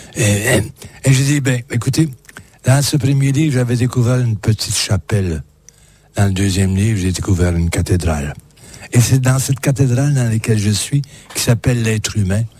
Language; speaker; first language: French; native; French